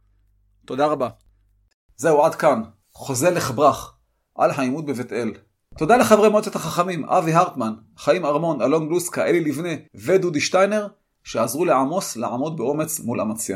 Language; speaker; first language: Hebrew; native; Hebrew